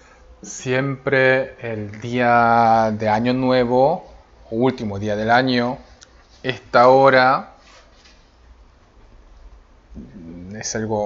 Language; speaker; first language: Spanish; non-native, fluent; Korean